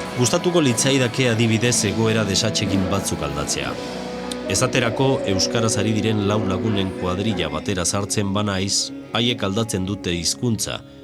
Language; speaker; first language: Basque; non-native, local second language; Spanish